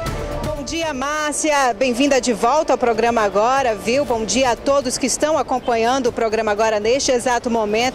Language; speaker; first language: Portuguese; native; Portuguese